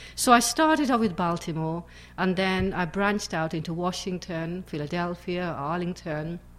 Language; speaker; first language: English; native; English